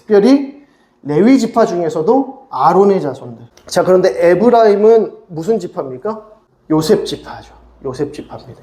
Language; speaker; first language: Korean; native; Korean